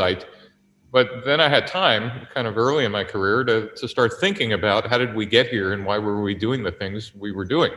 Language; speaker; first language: English; native; English